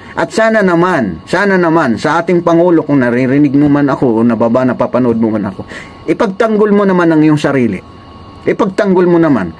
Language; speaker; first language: Filipino; non-native, local second language; Waray